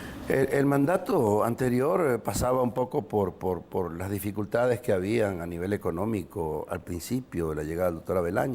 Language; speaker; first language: Spanish; native; Spanish